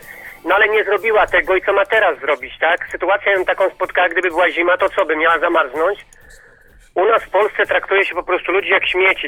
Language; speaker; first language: Polish; native; Polish